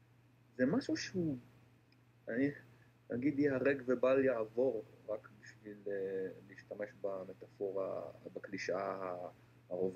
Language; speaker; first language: Hebrew; native; Hebrew